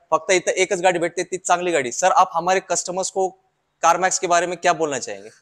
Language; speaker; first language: Hindi; non-native, local second language; Marathi